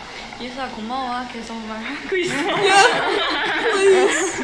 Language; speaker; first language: Korean; non-native, fluent; Chinese